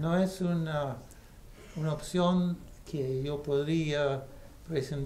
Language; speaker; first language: Spanish; non-native, fluent; English